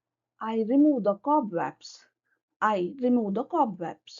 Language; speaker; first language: English; non-native, local second language; Kannada